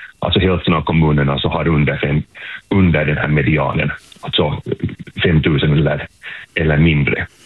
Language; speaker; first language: Swedish; native; Swedish